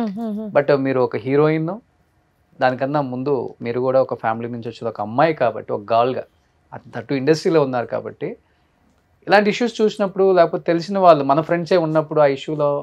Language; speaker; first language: Telugu; native; Telugu